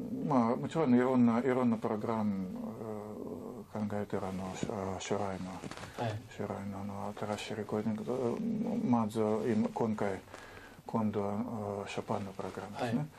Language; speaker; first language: Japanese; non-native, learner; Russian